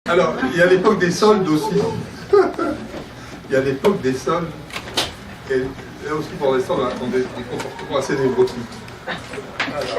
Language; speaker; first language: French; native; French